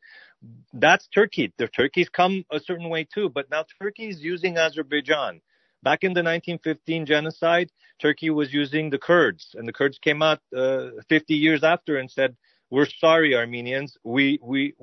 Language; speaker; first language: English; native; English